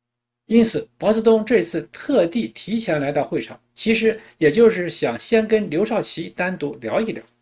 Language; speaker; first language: Chinese; native; Chinese